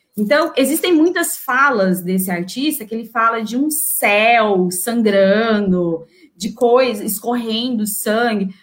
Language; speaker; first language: Portuguese; native; Portuguese